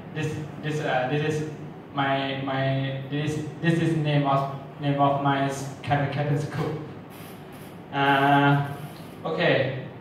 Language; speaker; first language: English; non-native, learner; Thai